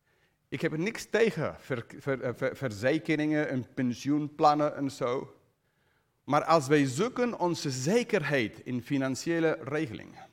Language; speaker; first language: Dutch; non-native, fluent; English